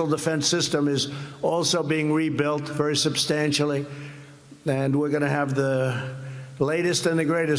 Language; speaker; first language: English; native; English